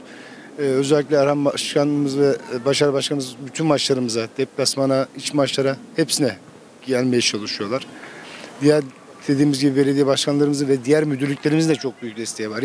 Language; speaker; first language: Turkish; native; Turkish